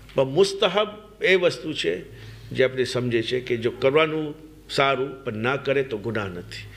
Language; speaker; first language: Gujarati; early bilingual, heritage; Gujarati